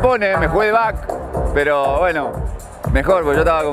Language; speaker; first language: Spanish; native; Spanish